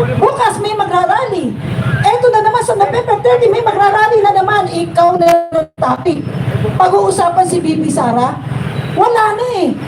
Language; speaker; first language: Filipino; native; Filipino